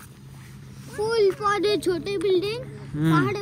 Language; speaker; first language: Hindi; native; Hindi